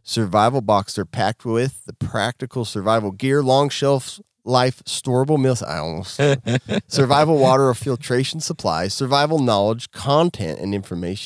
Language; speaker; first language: English; native; English